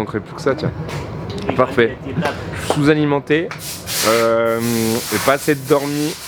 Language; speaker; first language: French; native; French